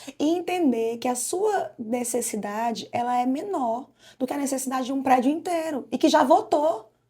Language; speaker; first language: Portuguese; native; Portuguese